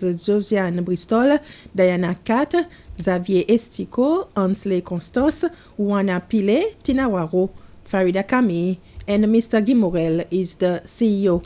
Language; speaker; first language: English; non-native, local second language; Seselwa Creole French